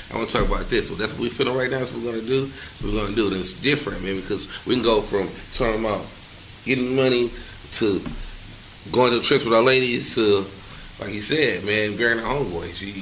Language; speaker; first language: English; native; English